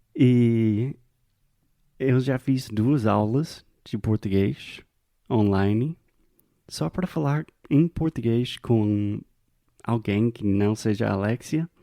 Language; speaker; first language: Portuguese; non-native, fluent; English